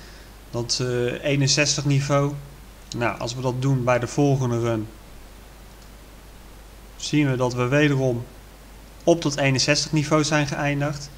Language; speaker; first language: Dutch; native; Dutch